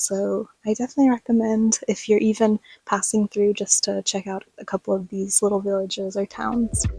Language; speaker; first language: English; native; English